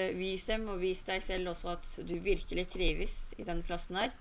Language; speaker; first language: Norwegian; early bilingual, other home language; Urdu